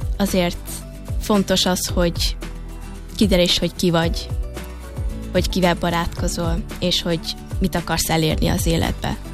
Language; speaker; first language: Hungarian; early bilingual, heritage; Hungarian